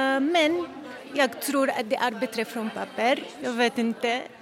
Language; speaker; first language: Swedish; non-native, learner; Arabic